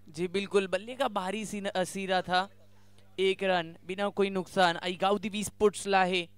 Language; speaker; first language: Hindi; non-native, local second language; Marathi